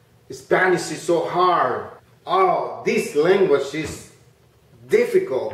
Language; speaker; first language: English; non-native, fluent; Spanish